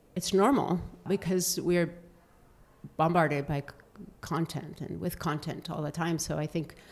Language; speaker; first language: English; non-native, fluent; Spanish